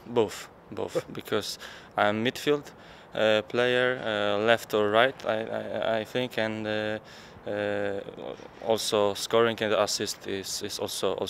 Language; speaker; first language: English; non-native, learner; Polish